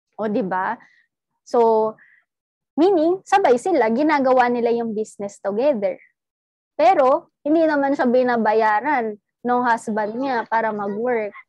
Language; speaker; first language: Filipino; non-native, local second language; Cebuano